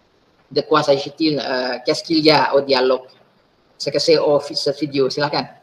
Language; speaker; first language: French; non-native, fluent; Indonesian